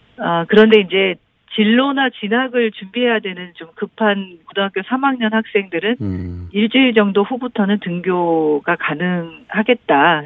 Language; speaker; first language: Korean; native; Korean